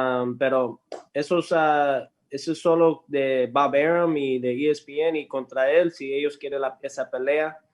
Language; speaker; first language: Spanish; early bilingual, heritage; English